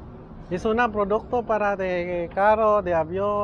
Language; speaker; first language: Spanish; non-native, learner; Filipino